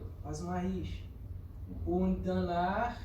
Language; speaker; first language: German; non-native, learner; Portuguese